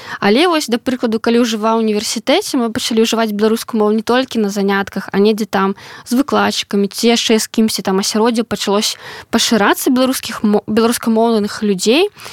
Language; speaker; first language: Belarusian; non-native, local second language; Russian